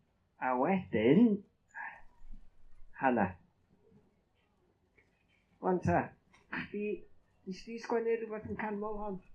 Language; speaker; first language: Welsh; native; Welsh